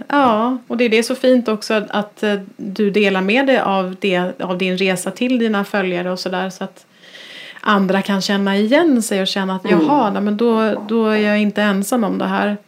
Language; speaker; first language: Swedish; native; Swedish